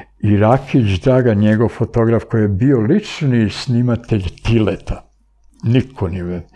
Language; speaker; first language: Serbian; early bilingual, other home language; Bulgarian